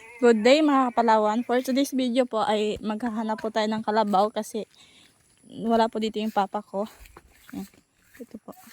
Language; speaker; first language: Filipino; non-native, local second language; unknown